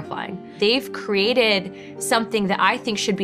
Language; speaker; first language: English; native; English